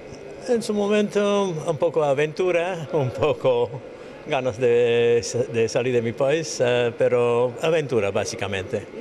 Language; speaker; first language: Spanish; non-native, fluent; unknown